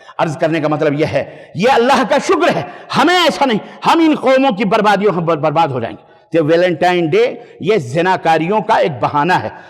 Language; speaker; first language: Urdu; native; Urdu